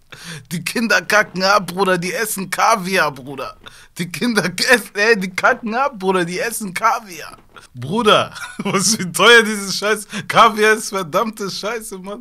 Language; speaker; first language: German; early bilingual, other home language; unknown